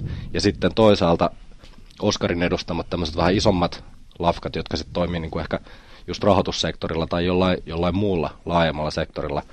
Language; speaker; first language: Finnish; native; Finnish